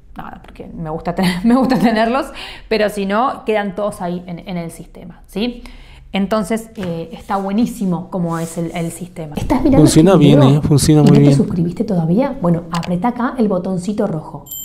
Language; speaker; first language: Spanish; native; Spanish